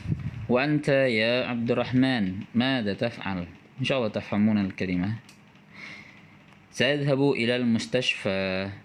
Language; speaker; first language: Arabic; non-native, fluent; Indonesian